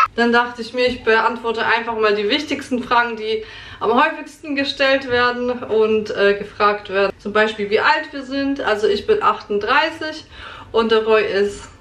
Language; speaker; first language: German; early bilingual, other home language; Polish